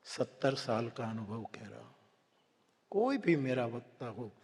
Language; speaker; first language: Hindi; non-native, local second language; Gujarati